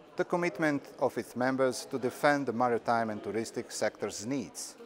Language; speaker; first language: English; non-native, fluent; Croatian